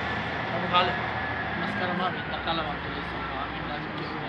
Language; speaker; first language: Arabic; non-native, learner; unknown